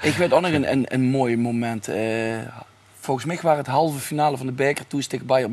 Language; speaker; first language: Dutch; native; Dutch